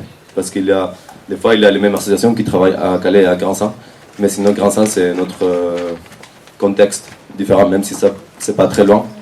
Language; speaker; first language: French; non-native, fluent; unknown